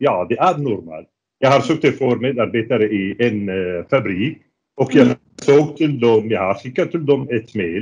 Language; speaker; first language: Swedish; non-native, fluent; Arabic